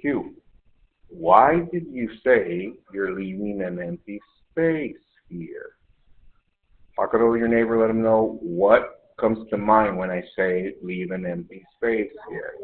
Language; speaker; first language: English; native; English